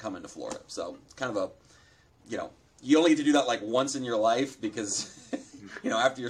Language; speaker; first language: English; native; English